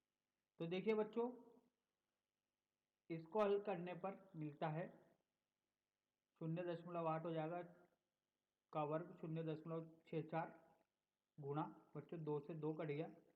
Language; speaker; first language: Hindi; native; Hindi